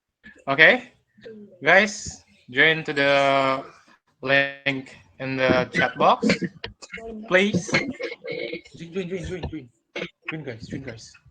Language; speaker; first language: English; non-native, fluent; Indonesian